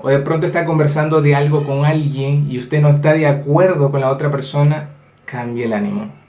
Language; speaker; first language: Spanish; native; Spanish